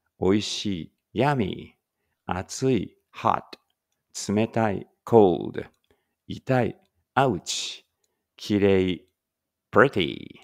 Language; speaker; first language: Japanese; native; Japanese